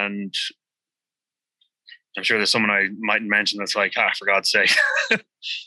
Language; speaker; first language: English; native; English